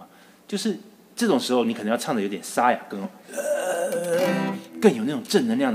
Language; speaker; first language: Chinese; native; Chinese